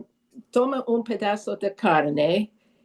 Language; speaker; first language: Spanish; early bilingual, heritage; Spanish